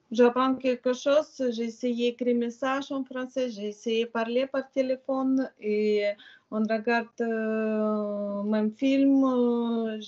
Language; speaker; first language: French; non-native, learner; Ukrainian